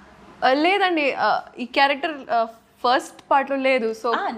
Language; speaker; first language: Telugu; non-native, local second language; Urdu